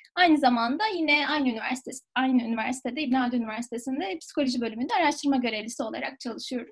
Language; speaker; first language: Turkish; native; Turkish